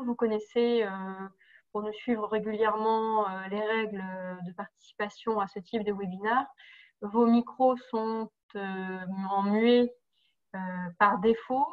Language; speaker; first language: French; native; French